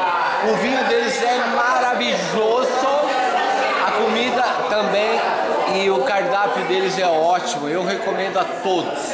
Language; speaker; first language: Portuguese; non-native, learner; Spanish